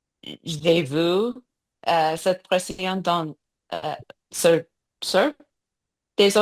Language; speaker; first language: French; non-native, learner; English